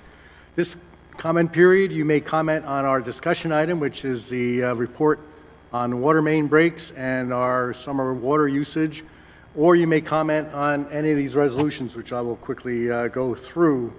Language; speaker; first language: English; native; English